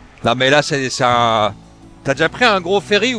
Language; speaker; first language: French; native; French